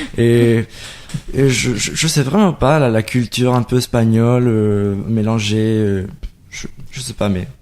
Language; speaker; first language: French; non-native, fluent; Spanish